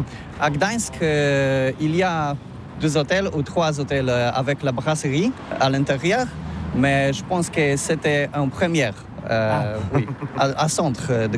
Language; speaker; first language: French; non-native, learner; Polish